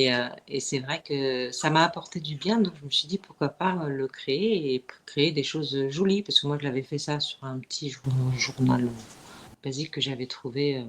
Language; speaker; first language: French; native; French